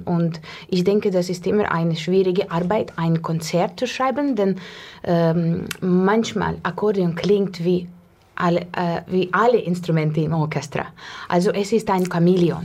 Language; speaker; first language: German; non-native, learner; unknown